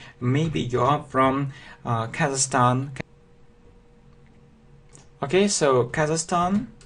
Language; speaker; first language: English; non-native, fluent; Russian